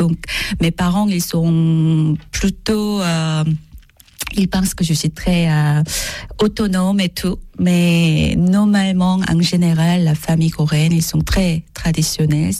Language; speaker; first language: French; non-native, learner; Korean